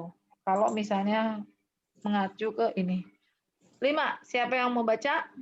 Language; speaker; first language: Indonesian; native; Indonesian